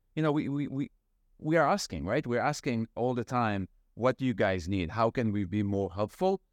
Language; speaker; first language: English; non-native, fluent; Hebrew